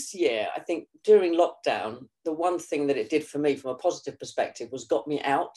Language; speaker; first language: English; native; English